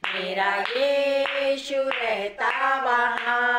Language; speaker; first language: Hindi; non-native, local second language; Gujarati